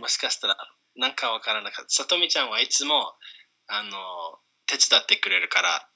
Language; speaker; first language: Japanese; non-native, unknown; English